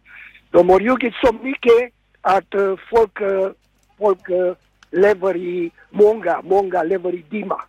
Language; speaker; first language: Swedish; non-native, fluent; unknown